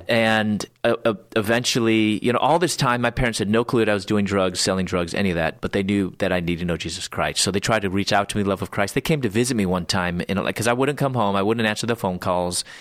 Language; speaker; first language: English; native; English